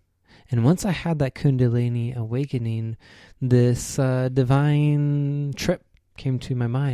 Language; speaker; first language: English; native; English